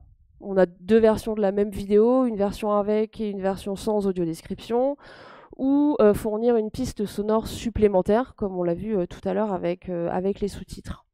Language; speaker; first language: French; native; French